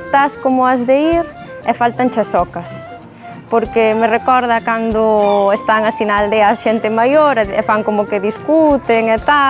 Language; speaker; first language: Galician; native; Galician